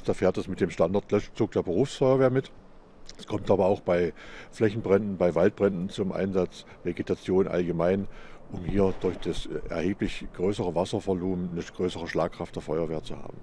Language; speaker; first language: German; native; German